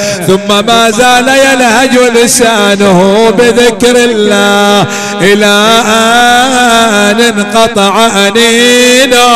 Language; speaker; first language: Arabic; native; Arabic